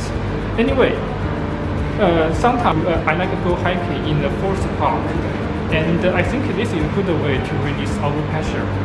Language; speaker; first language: English; non-native, learner; Chinese